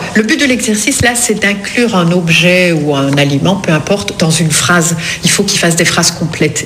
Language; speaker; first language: French; native; French